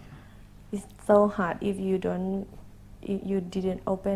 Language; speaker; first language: English; non-native, learner; Thai